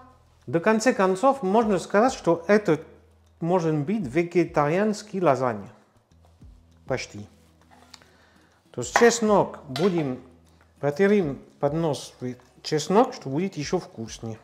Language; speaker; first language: Russian; non-native, learner; French